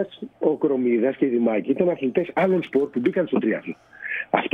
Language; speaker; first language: Greek; native; Greek